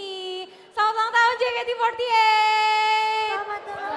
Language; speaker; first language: Indonesian; native; Indonesian